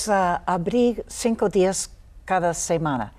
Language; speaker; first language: Spanish; non-native, learner; English